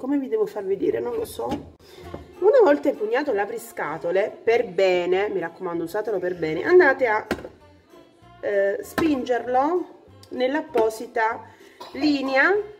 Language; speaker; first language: Italian; native; Italian